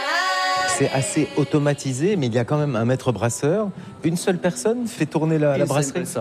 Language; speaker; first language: French; native; French